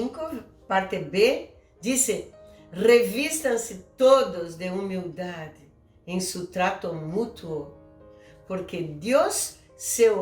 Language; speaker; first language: Spanish; non-native, fluent; Portuguese